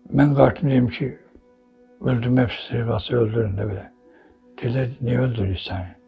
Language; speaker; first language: Azerbaijani; non-native, local second language; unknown